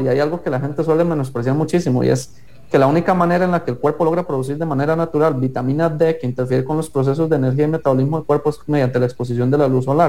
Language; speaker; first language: Spanish; native; Spanish